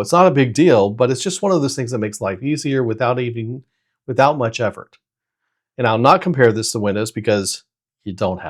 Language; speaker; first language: English; native; English